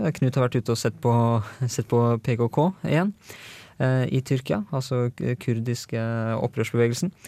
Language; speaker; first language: Norwegian; native; Norwegian